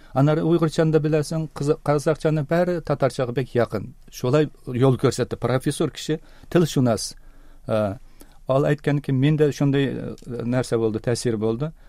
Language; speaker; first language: Tatar; early bilingual, heritage; Tatar